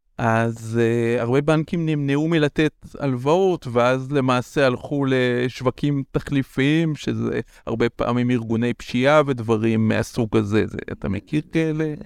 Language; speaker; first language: Hebrew; native; Hebrew